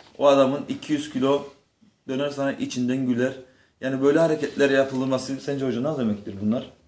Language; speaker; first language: Turkish; native; Turkish